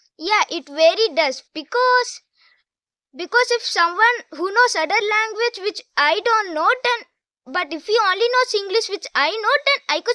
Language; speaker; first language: English; non-native, local second language; Hindi